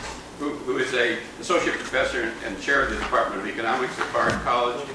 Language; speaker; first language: English; native; English